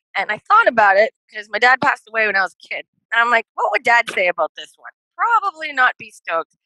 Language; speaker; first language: English; native; English